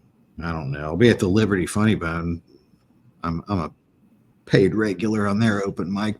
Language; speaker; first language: English; native; English